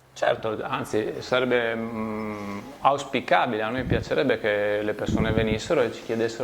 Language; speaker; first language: Italian; native; Italian